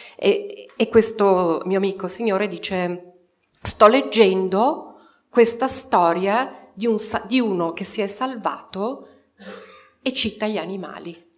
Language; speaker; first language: Italian; native; Italian